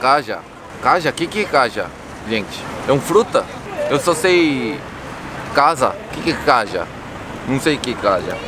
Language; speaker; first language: Portuguese; non-native, learner; Korean